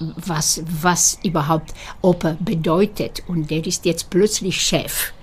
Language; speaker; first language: German; non-native, fluent; Slovak